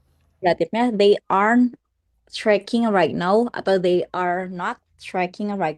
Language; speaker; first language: English; non-native, learner; Indonesian